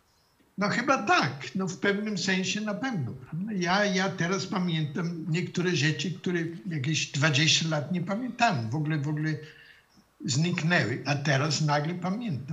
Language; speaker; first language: Polish; non-native, fluent; German